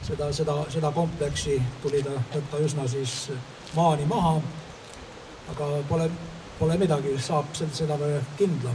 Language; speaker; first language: Estonian; native; Estonian